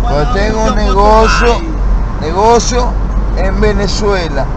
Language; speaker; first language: Portuguese; non-native, learner; Spanish